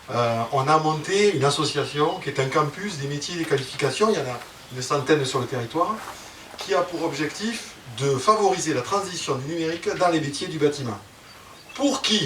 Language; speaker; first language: French; native; French